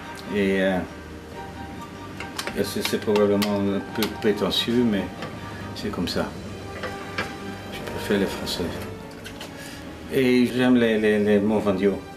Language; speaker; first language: French; non-native, fluent; Dutch